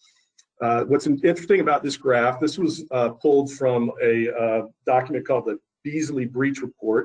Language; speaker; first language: English; native; English